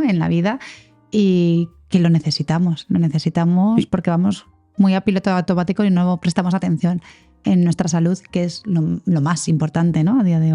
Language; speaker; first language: Spanish; native; Spanish